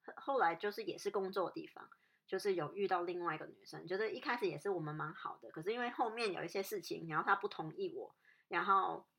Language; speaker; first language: Chinese; non-native, local second language; Cantonese